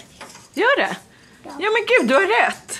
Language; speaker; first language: Swedish; native; Swedish